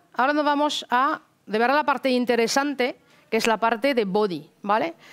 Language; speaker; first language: Spanish; non-native, fluent; French